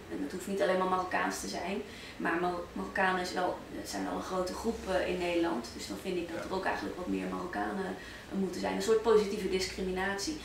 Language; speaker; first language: Dutch; early bilingual, other home language; Arabic